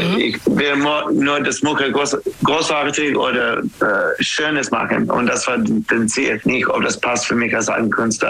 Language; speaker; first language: German; non-native, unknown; English